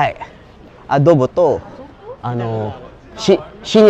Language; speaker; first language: Japanese; non-native, learner; Filipino